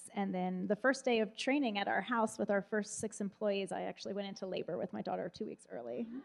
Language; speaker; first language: English; native; English